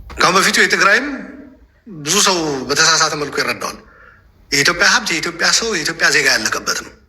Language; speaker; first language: Amharic; non-native, local second language; Tigrinya